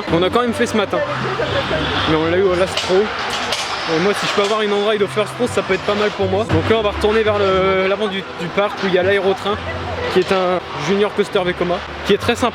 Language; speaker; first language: French; native; French